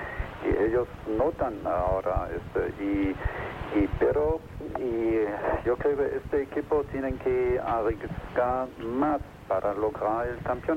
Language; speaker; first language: Spanish; non-native, fluent; German